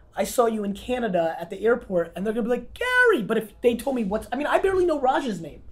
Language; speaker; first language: English; non-native, fluent; Russian